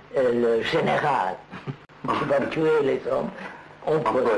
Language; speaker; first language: French; non-native, learner; Telugu